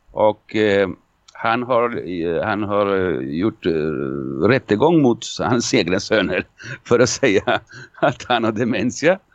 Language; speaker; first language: Swedish; non-native, fluent; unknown